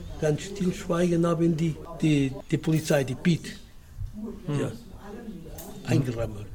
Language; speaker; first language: German; non-native, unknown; Portuguese